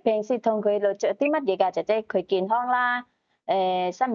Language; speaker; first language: Cantonese; native; Cantonese